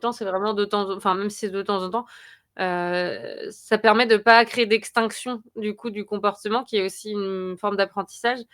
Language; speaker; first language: French; native; French